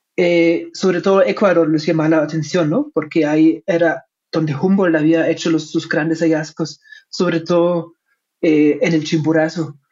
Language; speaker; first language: Spanish; non-native, fluent; German